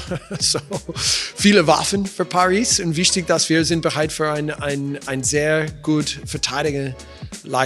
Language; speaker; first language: German; non-native, learner; English